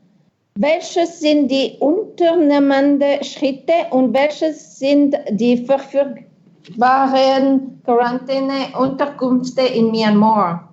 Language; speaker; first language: German; non-native, local second language; French